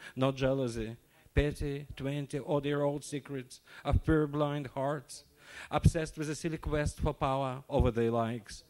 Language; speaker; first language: English; non-native, fluent; Russian